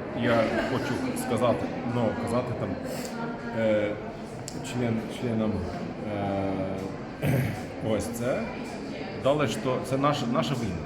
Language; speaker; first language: Ukrainian; non-native, learner; Lithuanian